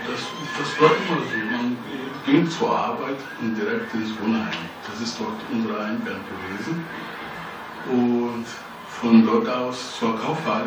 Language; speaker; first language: German; non-native, learner; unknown